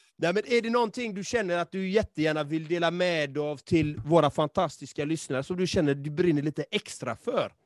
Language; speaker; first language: Swedish; native; Swedish